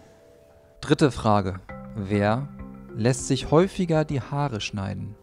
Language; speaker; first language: German; native; German